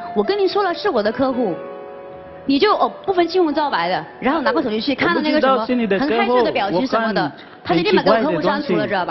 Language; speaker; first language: Chinese; native; Chinese